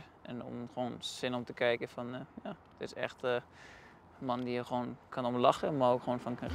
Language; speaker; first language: Dutch; non-native, fluent; Danish